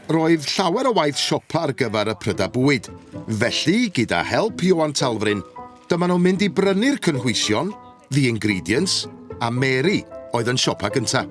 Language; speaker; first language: Welsh; native; Welsh